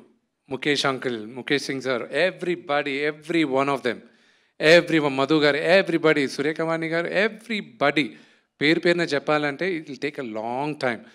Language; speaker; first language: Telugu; native; Telugu